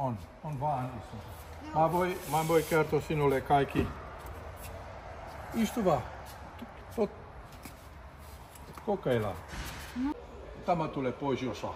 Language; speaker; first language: Finnish; non-native, learner; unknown